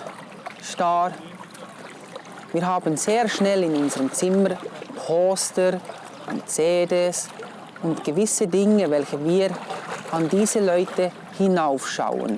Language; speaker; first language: German; non-native, fluent; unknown